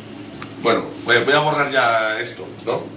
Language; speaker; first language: Spanish; native; Spanish